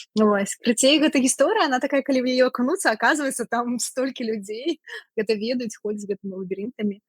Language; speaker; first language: Belarusian; non-native, local second language; Russian